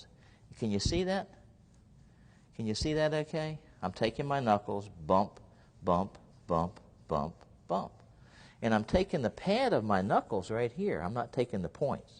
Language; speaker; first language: English; native; English